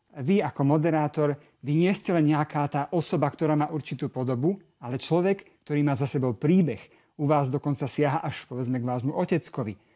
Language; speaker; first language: Slovak; native; Slovak